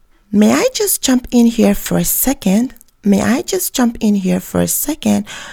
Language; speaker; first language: English; native; English